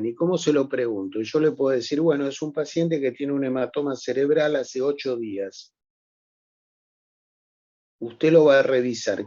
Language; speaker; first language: Spanish; native; Spanish